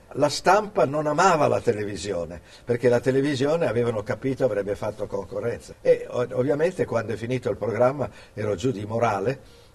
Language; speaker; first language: Italian; early bilingual, other home language; English